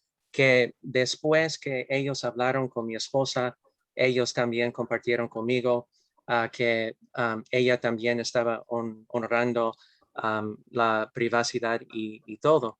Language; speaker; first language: Spanish; non-native, fluent; English